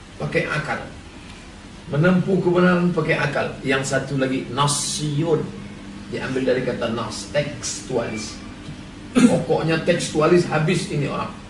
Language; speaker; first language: Indonesian; native; Indonesian